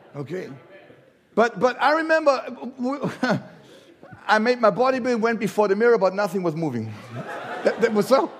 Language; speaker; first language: English; non-native, fluent; German